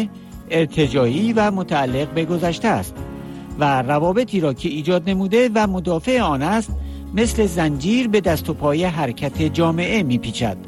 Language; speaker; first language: Persian; native; Persian